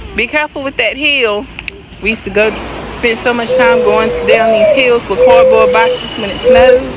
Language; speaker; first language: English; native; English